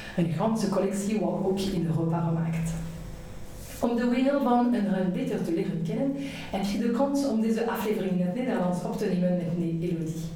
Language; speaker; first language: Dutch; non-native, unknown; French